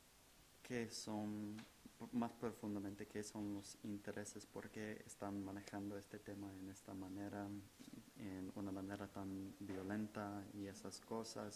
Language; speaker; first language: Spanish; non-native, fluent; English